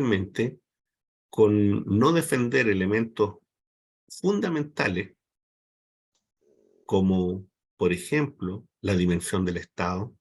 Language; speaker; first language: Spanish; native; Spanish